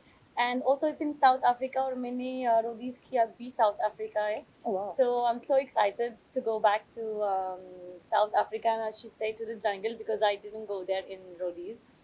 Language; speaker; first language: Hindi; non-native, learner; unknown